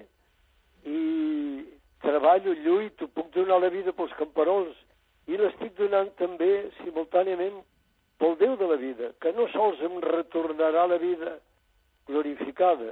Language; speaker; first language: Catalan; native; Catalan